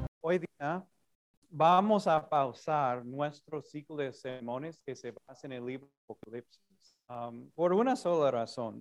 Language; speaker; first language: Spanish; non-native, fluent; English